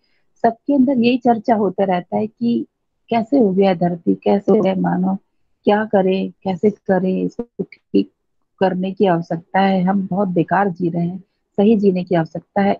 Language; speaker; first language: Hindi; native; Hindi